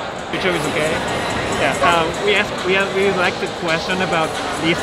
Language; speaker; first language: English; non-native, learner; Japanese